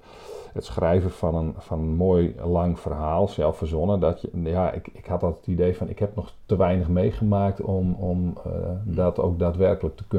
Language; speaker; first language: Dutch; native; Dutch